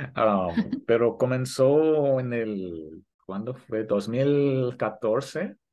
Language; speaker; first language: Spanish; early bilingual, heritage; Spanish